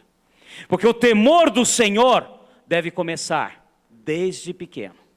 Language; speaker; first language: Portuguese; native; Portuguese